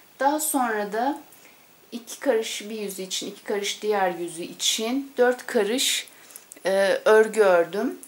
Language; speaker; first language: Turkish; native; Turkish